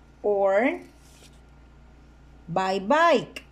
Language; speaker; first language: English; non-native, fluent; Spanish